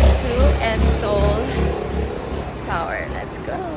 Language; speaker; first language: English; non-native, local second language; Filipino